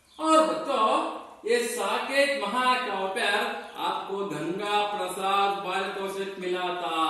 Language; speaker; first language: Hindi; non-native, local second language; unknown